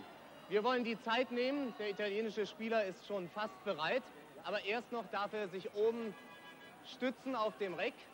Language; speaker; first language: German; native; German